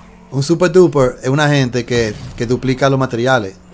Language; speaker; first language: Spanish; early bilingual, heritage; Spanish